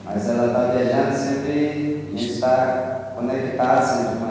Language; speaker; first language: Portuguese; non-native, local second language; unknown